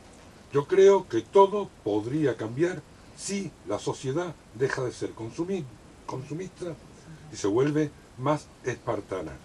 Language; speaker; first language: Spanish; native; Spanish